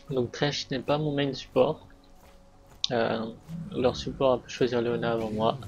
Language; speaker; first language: French; native; French